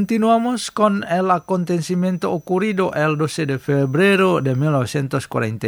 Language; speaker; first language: Spanish; non-native, fluent; Indonesian